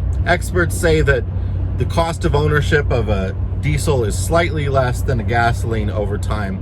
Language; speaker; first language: English; native; English